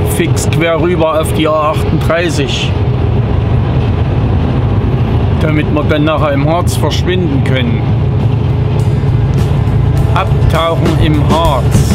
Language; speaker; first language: German; native; German